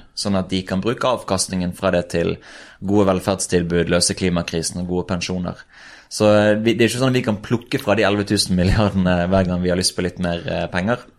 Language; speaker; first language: Norwegian; native; Norwegian